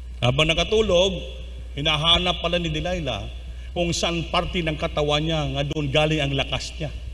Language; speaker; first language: Filipino; non-native, local second language; Cebuano